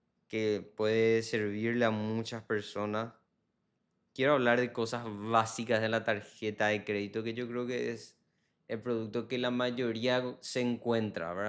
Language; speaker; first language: Spanish; native; Spanish